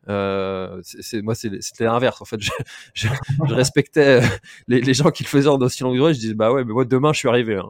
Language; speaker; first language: French; native; French